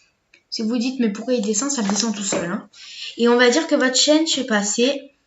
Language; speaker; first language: French; native; French